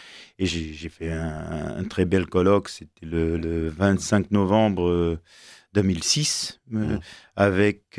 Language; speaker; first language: French; non-native, fluent; Portuguese